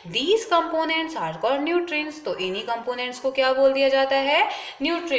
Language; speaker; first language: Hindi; native; Hindi